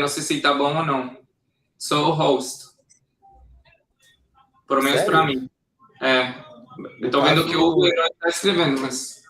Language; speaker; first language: Portuguese; non-native, fluent; Hebrew